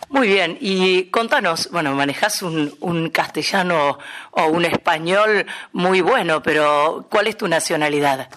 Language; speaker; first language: Spanish; native; Spanish